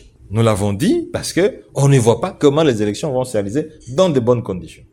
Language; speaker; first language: French; non-native, local second language; Swahili